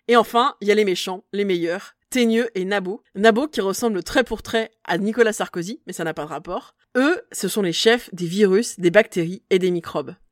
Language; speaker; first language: French; native; French